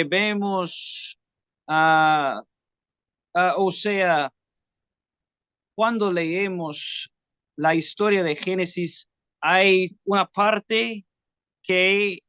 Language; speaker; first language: Spanish; non-native, learner; English